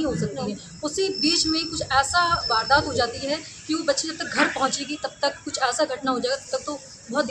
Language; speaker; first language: Hindi; native; Hindi